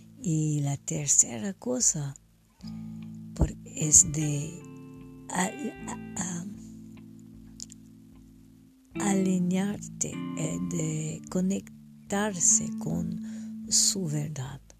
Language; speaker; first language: Spanish; non-native, fluent; French